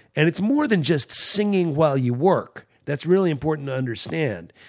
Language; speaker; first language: English; native; English